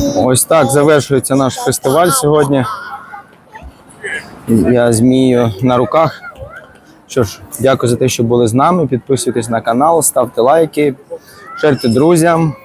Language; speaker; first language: Ukrainian; native; Ukrainian